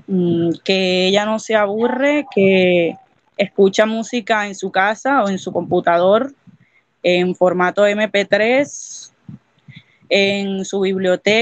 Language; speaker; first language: Spanish; native; Spanish